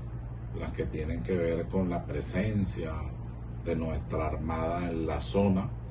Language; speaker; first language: Spanish; native; Spanish